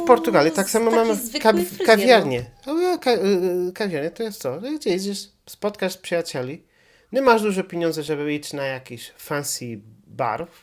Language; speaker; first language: Polish; non-native, learner; Portuguese